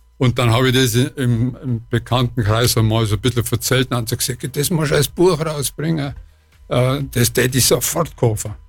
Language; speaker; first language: German; native; German